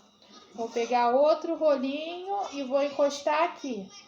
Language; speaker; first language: Portuguese; native; Portuguese